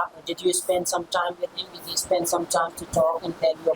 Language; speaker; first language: English; non-native, local second language; Hindi